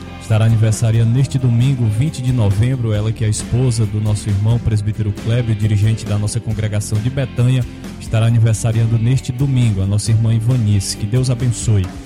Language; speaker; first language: Portuguese; native; Portuguese